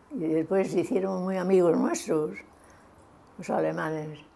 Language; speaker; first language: Spanish; native; Spanish